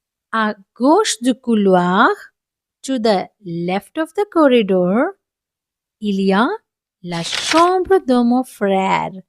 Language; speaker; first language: French; non-native, fluent; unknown